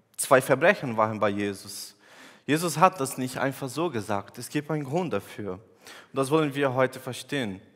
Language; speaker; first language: German; non-native, fluent; Portuguese